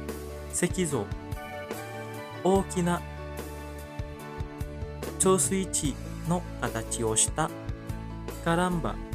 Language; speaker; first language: Japanese; non-native, fluent; Indonesian